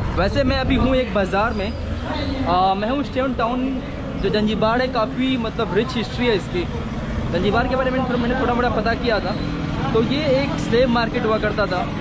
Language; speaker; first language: Hindi; native; Hindi